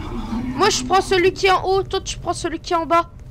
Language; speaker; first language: French; native; French